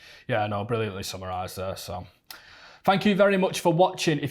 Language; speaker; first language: English; native; English